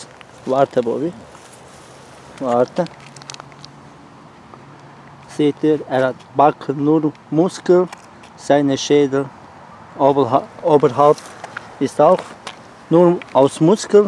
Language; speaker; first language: German; non-native, learner; Turkish